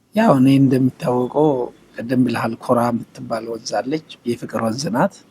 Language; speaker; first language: Amharic; native; Amharic